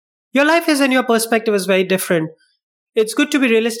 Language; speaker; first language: English; non-native, local second language; Hindi